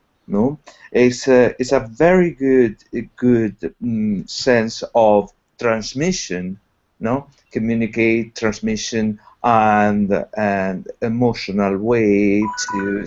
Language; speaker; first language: English; non-native, learner; Italian